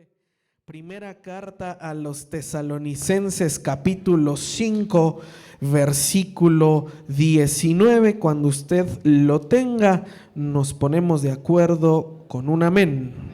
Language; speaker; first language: Spanish; native; Spanish